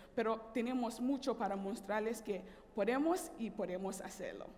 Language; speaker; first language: Spanish; non-native, fluent; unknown